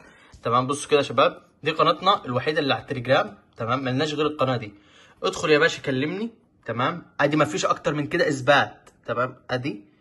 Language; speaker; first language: Arabic; native; Arabic